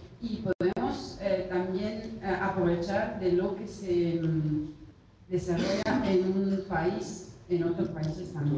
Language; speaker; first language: Spanish; non-native, fluent; Italian